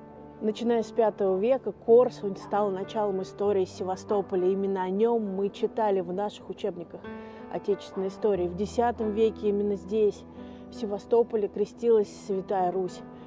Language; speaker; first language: Russian; native; Russian